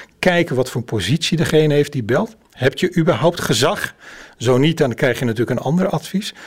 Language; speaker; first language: Dutch; native; Dutch